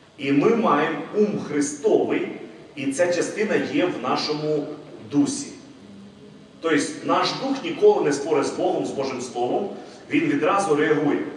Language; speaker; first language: Ukrainian; non-native, local second language; Russian